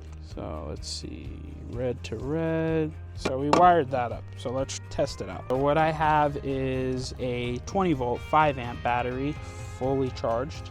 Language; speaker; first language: English; native; English